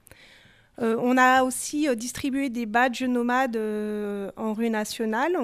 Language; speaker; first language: French; native; French